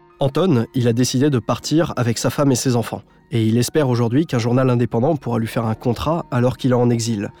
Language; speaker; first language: French; native; French